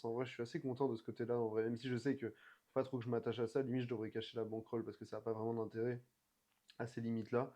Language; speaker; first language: French; native; French